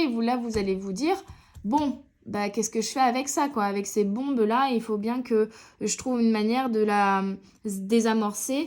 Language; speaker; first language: French; native; French